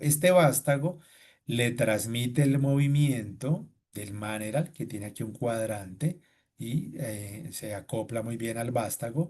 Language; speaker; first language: Spanish; native; Spanish